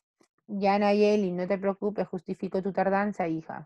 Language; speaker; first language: Spanish; native; Spanish